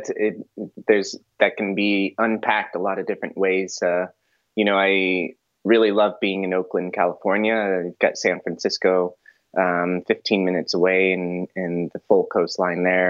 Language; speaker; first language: English; native; English